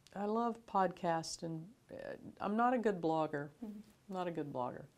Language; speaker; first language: English; native; English